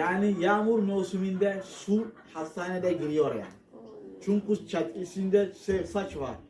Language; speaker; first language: Turkish; non-native, learner; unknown